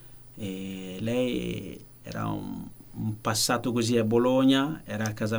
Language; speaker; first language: Italian; non-native, learner; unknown